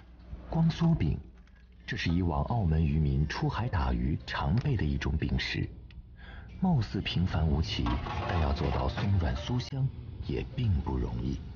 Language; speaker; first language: Chinese; native; Chinese